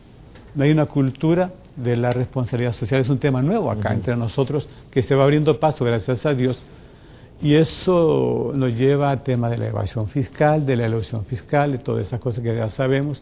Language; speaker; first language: Spanish; native; Spanish